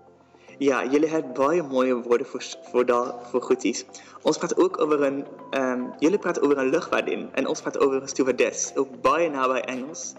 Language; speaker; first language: Afrikaans; non-native, learner; Dutch